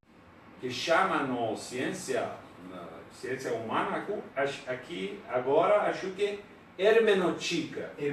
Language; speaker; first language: Portuguese; non-native, learner; Persian